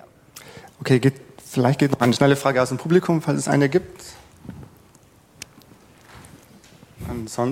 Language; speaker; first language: German; native; German